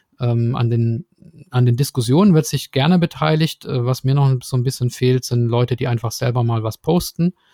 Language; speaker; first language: German; native; German